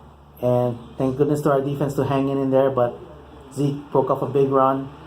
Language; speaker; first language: English; native; English